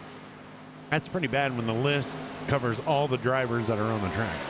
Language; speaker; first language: English; native; English